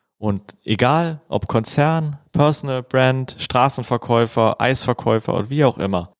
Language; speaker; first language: German; native; German